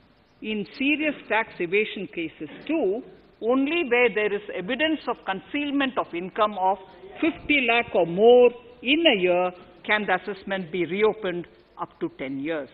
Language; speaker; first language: English; non-native, local second language; Tamil